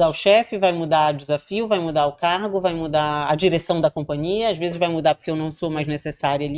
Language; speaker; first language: Portuguese; native; Portuguese